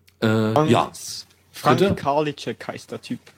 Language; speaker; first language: German; native; German